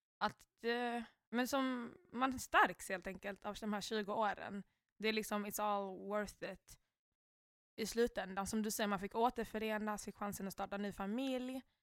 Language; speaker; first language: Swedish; early bilingual, other home language; Kinyarwanda